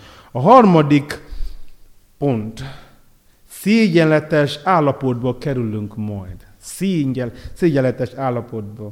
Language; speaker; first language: Hungarian; non-native, learner; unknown